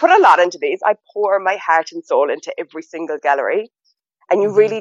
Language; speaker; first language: English; native; English